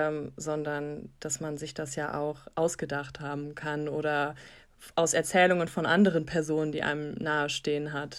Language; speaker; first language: German; native; German